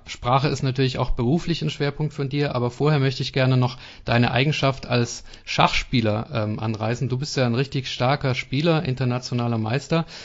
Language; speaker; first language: German; native; German